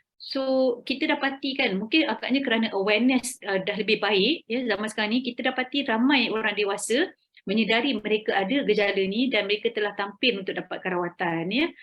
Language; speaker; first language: Malay; native; Malay